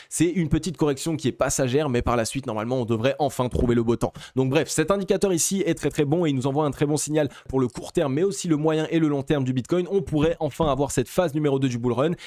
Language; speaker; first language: French; native; French